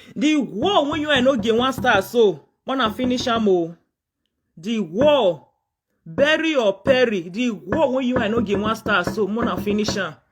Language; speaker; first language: Nigerian Pidgin; non-native, local second language; Yoruba